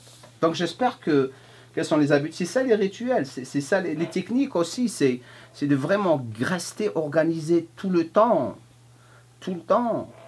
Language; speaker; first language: French; non-native, fluent; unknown